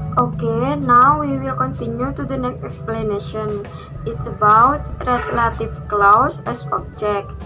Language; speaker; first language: English; non-native, learner; Indonesian